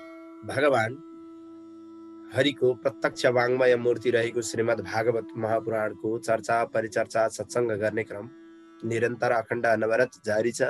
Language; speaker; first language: Nepali; native; Nepali